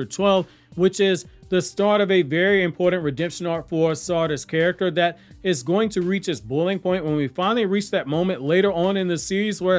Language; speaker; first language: English; native; English